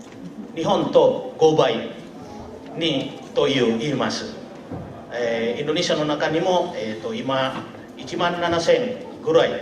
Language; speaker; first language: Japanese; non-native, learner; Indonesian